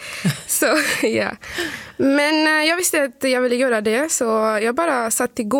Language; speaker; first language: Swedish; non-native, fluent; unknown